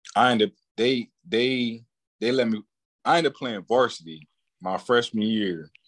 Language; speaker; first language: English; native; English